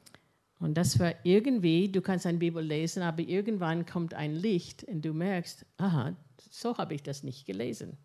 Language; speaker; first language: German; non-native, fluent; English